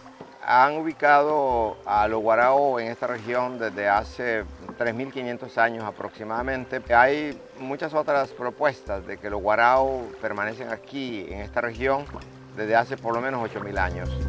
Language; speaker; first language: Spanish; native; Spanish